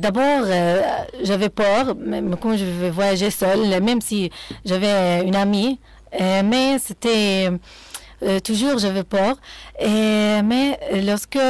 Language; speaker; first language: French; non-native, fluent; Arabic